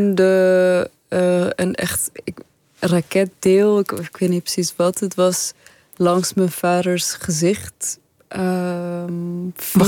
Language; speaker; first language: Dutch; early bilingual, other home language; Persian